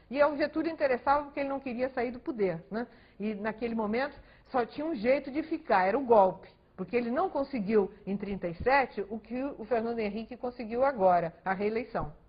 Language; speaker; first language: Portuguese; early bilingual, other home language; Spanish